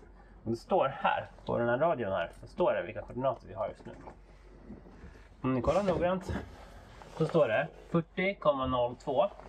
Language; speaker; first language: Swedish; native; Swedish